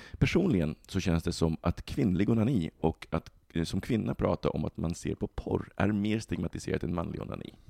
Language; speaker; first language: Swedish; native; Swedish